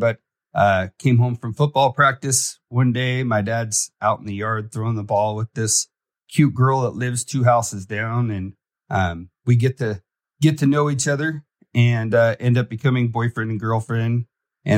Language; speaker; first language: English; native; English